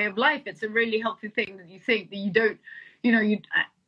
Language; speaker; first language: English; non-native, fluent; Danish